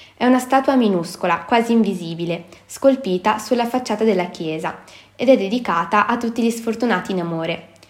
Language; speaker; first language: Italian; native; Italian